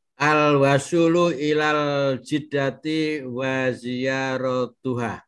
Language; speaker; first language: Arabic; non-native, learner; Indonesian